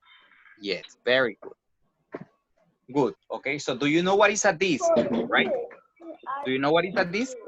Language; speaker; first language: English; non-native, fluent; Spanish